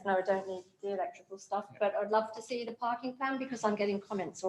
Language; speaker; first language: English; native; English